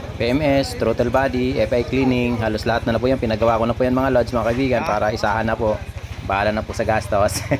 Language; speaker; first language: Filipino; native; Filipino